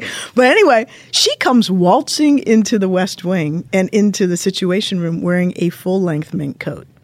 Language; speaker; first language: English; native; English